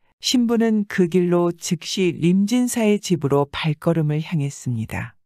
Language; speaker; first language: Korean; native; Korean